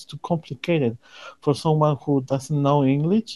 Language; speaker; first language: English; non-native, learner; Spanish